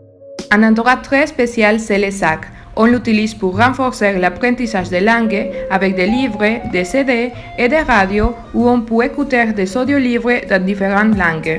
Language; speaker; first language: French; non-native, learner; Spanish